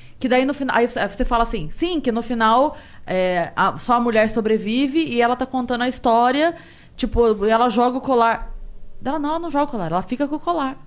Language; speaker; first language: Portuguese; native; Portuguese